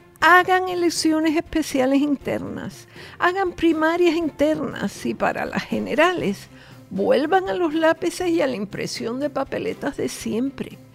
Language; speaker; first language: Spanish; native; Spanish